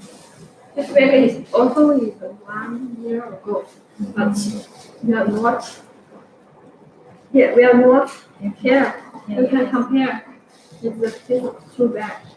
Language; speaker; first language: English; non-native, fluent; Chinese